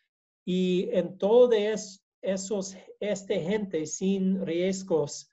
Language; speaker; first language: Spanish; non-native, learner; English